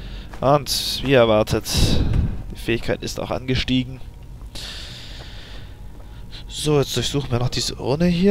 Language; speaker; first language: German; native; German